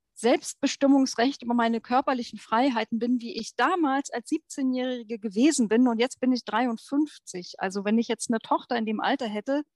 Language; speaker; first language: German; native; German